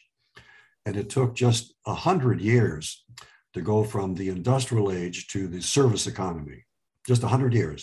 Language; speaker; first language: English; early bilingual, other home language; Arabic